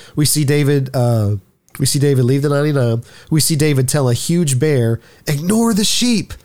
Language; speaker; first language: English; native; English